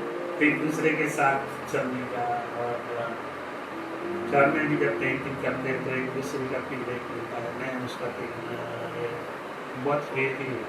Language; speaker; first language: Hindi; non-native, local second language; Gujarati